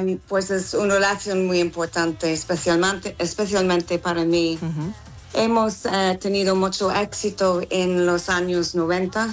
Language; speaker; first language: Spanish; non-native, fluent; English